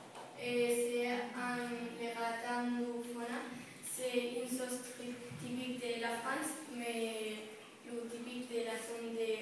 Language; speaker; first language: French; non-native, learner; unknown